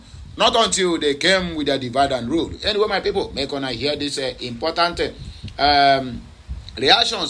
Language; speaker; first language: English; non-native, local second language; Igbo